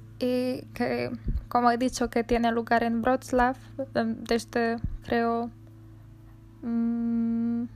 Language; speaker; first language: Spanish; non-native, fluent; Polish